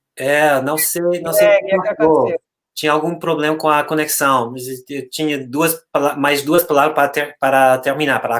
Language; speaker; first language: Portuguese; non-native, fluent; English